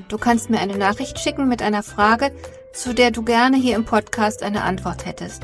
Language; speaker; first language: German; native; German